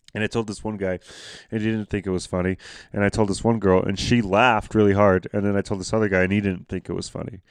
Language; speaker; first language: English; early bilingual, other home language; Spanish